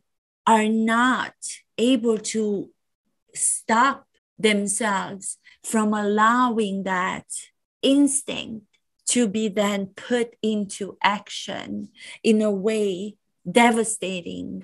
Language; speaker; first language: English; non-native, fluent; Romanian